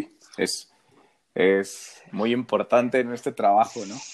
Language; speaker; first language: Spanish; native; Spanish